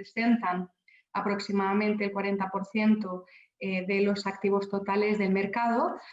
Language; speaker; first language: Spanish; native; Spanish